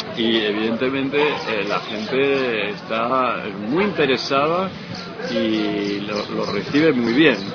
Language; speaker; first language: Spanish; early bilingual, other home language; Arabic